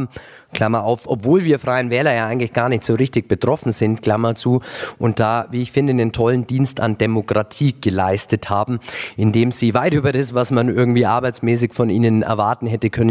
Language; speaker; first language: German; native; German